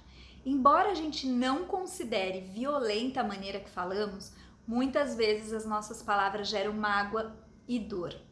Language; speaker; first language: Portuguese; native; Portuguese